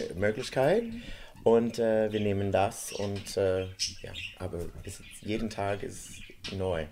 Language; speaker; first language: German; non-native, fluent; English